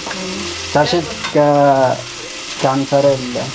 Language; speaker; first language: Swedish; non-native, learner; Persian